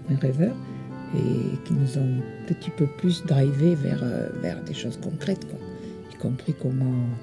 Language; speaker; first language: French; early bilingual, other home language; Italian